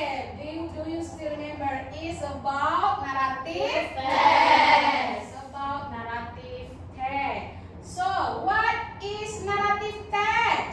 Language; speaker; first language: English; non-native, learner; Indonesian